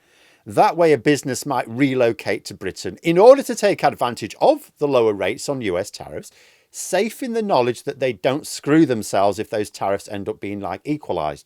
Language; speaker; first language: English; native; English